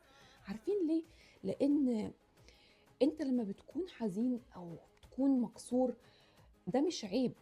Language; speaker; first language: Arabic; native; Arabic